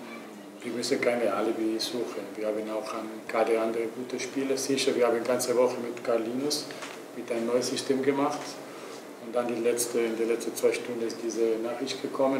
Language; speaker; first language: German; non-native, local second language; Italian